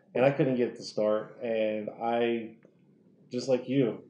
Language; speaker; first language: English; native; English